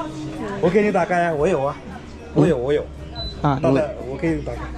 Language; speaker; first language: Chinese; non-native, fluent; Malayalam